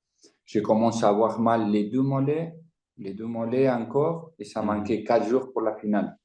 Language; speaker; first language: French; non-native, fluent; Spanish